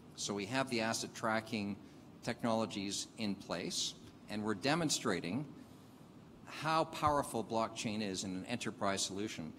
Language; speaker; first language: English; native; English